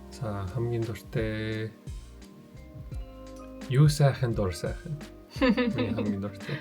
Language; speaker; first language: Mongolian; non-native, learner; English